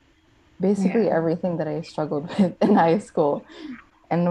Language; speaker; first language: English; non-native, local second language; Filipino